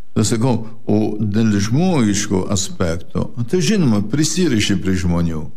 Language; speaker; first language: Lithuanian; early bilingual, heritage; Lithuanian